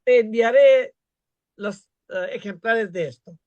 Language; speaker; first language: Spanish; non-native, fluent; Bangla